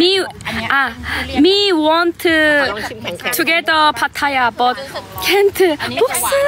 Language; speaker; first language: English; non-native, learner; Thai